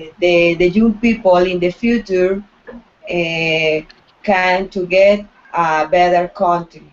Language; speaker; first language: English; non-native, learner; Spanish